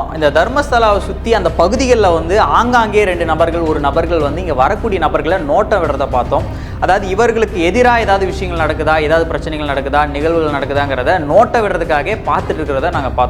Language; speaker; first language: Tamil; native; Tamil